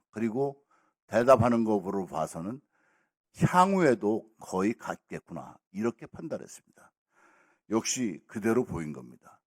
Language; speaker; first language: Korean; native; Korean